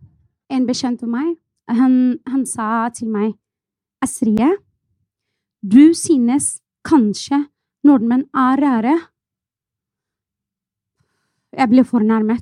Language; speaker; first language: Norwegian; non-native, fluent; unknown